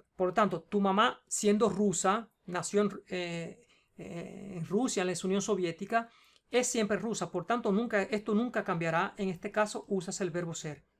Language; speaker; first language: Spanish; native; Spanish